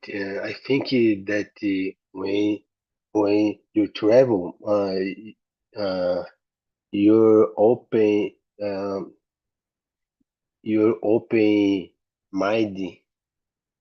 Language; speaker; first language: English; non-native, learner; Portuguese